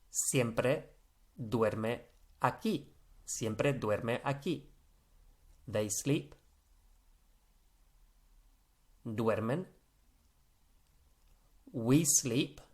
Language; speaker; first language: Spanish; non-native, fluent; English